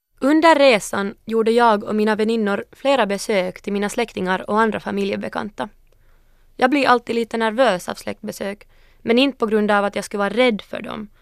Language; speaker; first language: Swedish; early bilingual, other home language; Northern Sami